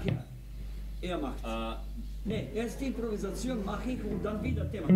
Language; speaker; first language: German; non-native, learner; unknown